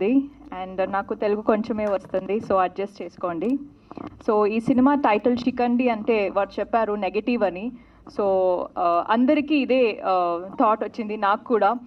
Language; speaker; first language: Telugu; non-native, learner; Kannada